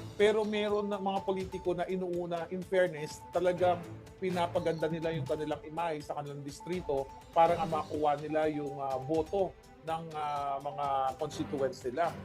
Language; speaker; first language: Filipino; native; Filipino